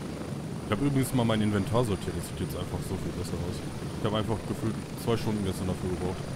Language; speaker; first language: German; native; German